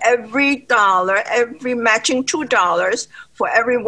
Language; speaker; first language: English; non-native, local second language; Cantonese